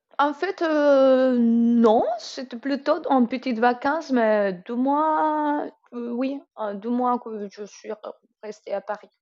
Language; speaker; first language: French; non-native, fluent; Spanish